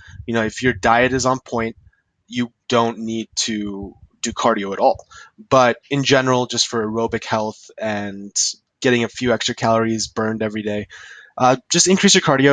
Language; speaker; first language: English; native; English